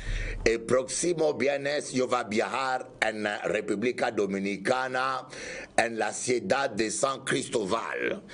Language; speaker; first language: Spanish; non-native, learner; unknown